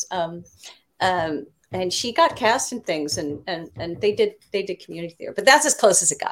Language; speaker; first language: English; native; English